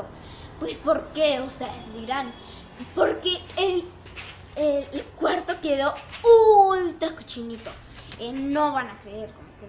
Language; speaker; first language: Spanish; native; Spanish